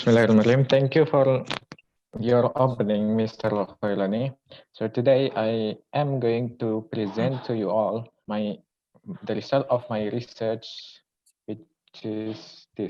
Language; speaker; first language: English; non-native, local second language; Indonesian